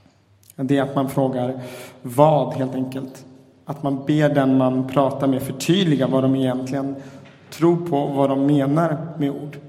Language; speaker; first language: Swedish; native; Swedish